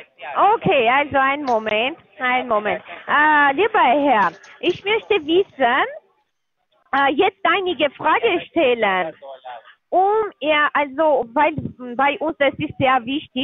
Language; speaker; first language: German; non-native, learner; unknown